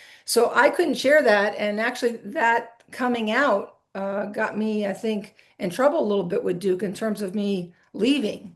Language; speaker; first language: English; native; English